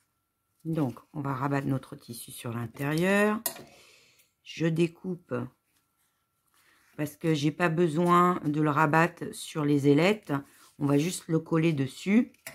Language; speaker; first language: French; native; French